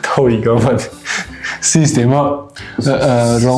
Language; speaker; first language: Georgian; native; Georgian